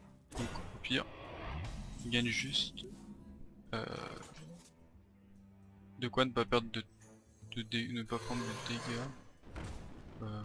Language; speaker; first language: French; native; French